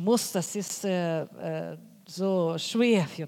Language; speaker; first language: German; non-native, learner; Portuguese